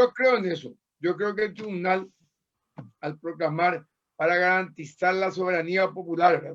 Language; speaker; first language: Spanish; native; Spanish